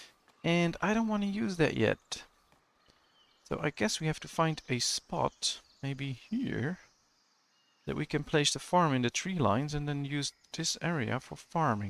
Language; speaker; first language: English; non-native, fluent; Dutch